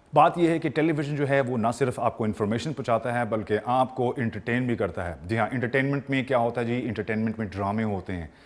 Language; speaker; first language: Urdu; native; Urdu